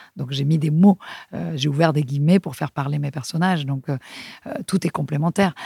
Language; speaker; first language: French; non-native, fluent; Spanish